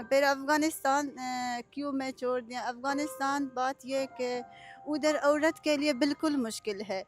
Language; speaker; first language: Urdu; non-native, learner; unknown